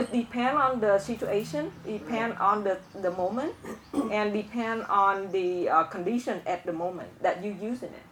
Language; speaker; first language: English; non-native, fluent; Vietnamese